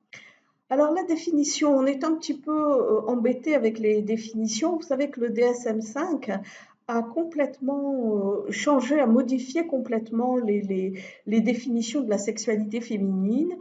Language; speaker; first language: French; native; French